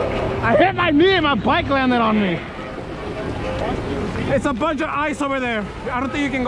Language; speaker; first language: English; native; English